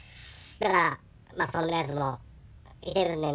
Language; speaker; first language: Japanese; native; Japanese